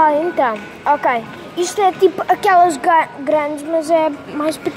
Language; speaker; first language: Portuguese; early bilingual, heritage; Portuguese